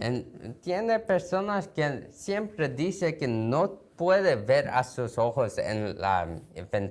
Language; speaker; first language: Spanish; non-native, fluent; Korean